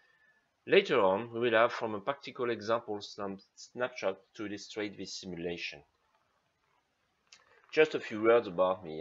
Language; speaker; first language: English; non-native, fluent; French